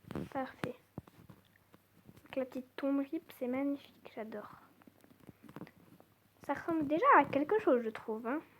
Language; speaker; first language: French; native; French